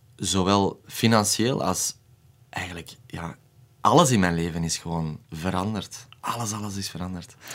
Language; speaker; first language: Dutch; native; Dutch